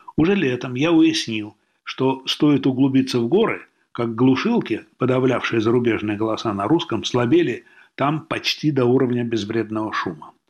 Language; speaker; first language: Russian; native; Russian